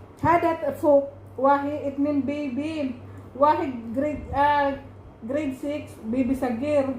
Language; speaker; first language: Arabic; non-native, learner; Filipino